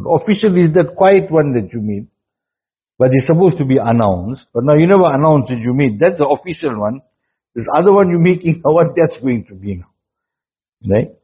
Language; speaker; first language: English; native; English